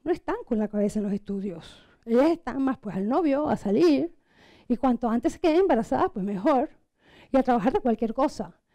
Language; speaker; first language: Spanish; non-native, local second language; Catalan